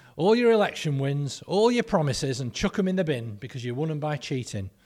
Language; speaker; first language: English; native; English